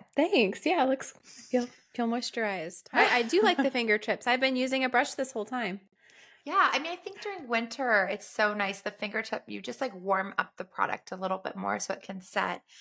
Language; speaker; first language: English; native; English